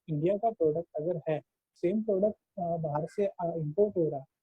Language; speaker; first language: Hindi; non-native, local second language; Marathi